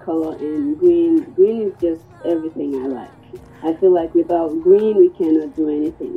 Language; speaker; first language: English; non-native, local second language; Krio